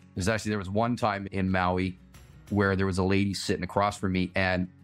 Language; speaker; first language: English; native; English